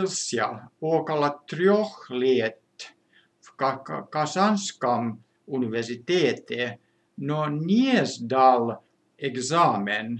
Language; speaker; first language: Russian; non-native, fluent; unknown